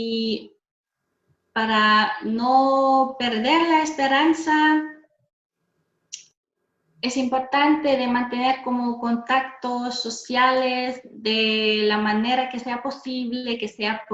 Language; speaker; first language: Spanish; non-native, fluent; German